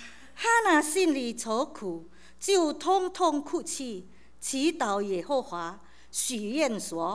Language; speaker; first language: Chinese; native; Chinese